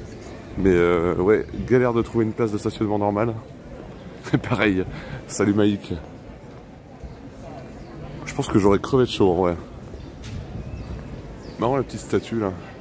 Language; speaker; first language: French; native; French